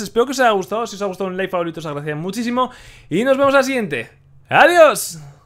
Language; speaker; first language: Spanish; native; Spanish